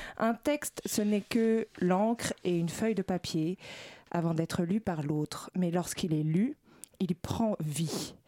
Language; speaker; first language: French; native; French